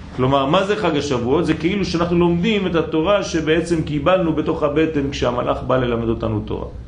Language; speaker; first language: Hebrew; non-native, fluent; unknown